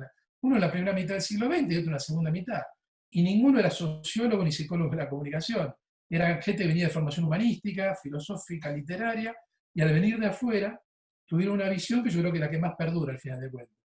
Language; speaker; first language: Spanish; native; Spanish